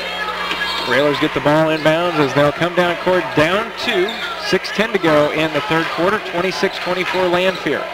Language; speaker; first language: English; native; English